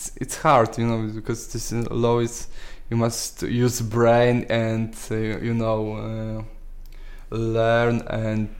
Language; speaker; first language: English; non-native, learner; Polish